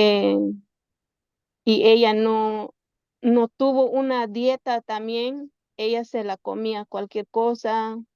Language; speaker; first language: Spanish; non-native, local second language; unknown